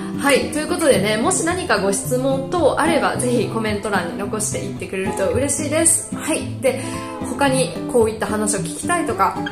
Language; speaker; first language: Japanese; native; Japanese